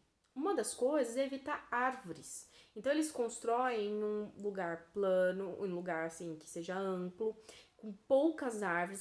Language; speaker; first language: Portuguese; native; Portuguese